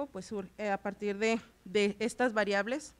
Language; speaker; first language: Spanish; native; Spanish